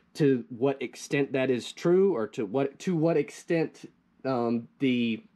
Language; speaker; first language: English; native; English